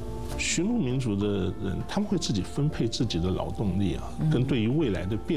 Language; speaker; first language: Chinese; native; Chinese